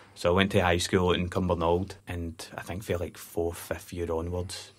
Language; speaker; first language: English; native; English